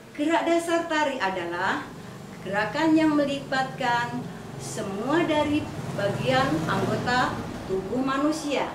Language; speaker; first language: Indonesian; native; Indonesian